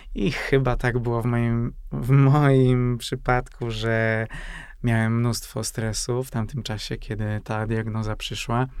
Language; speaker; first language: Polish; non-native, fluent; Hungarian